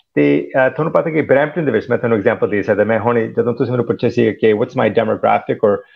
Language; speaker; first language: Punjabi; early bilingual, heritage; Punjabi